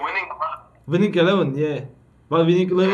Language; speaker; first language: English; non-native, learner; Turkish